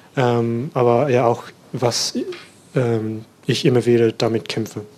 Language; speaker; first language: German; non-native, learner; English